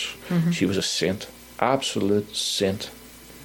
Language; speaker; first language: English; native; English